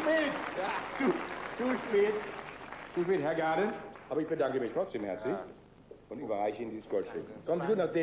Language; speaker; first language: German; native; German